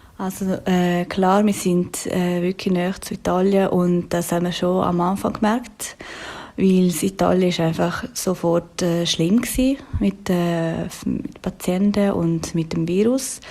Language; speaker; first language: German; non-native, local second language; Italian